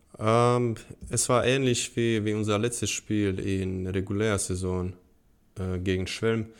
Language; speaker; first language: German; non-native, fluent; Bosnian